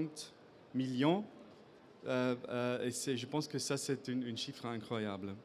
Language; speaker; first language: French; non-native, fluent; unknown